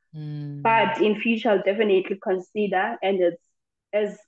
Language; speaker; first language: English; non-native, local second language; Xhosa